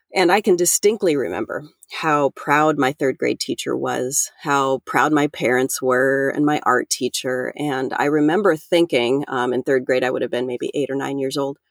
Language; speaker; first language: English; native; English